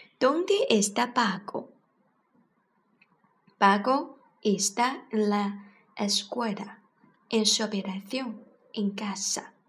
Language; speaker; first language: Spanish; non-native, learner; Chinese